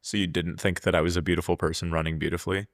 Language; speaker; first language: English; native; English